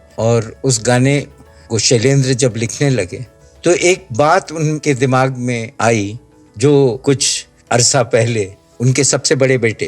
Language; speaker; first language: Hindi; native; Hindi